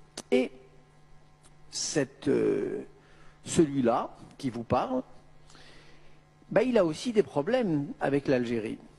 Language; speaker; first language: French; native; French